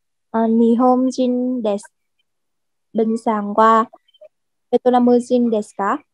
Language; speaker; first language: Japanese; non-native, learner; Vietnamese